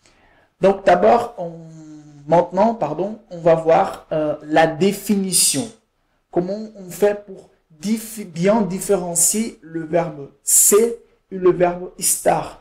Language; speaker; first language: French; non-native, fluent; Portuguese